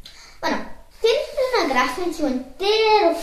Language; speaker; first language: Spanish; early bilingual, heritage; Spanish